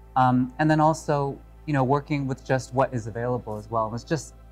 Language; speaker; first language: English; native; English